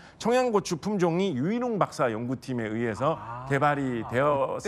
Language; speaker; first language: Korean; native; Korean